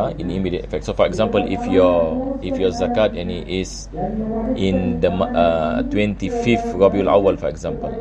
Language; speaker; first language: English; non-native, local second language; Malay